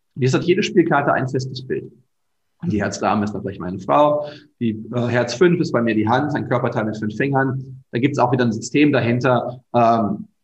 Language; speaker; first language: German; native; German